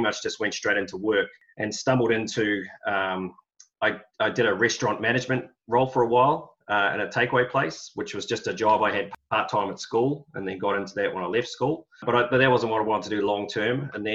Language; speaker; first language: English; native; English